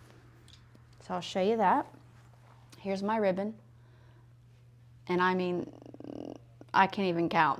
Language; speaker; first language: English; native; English